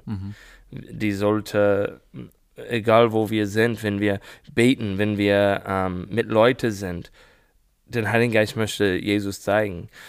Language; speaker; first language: German; non-native, learner; English